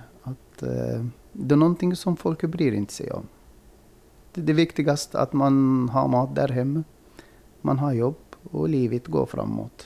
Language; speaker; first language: Swedish; non-native, fluent; Arabic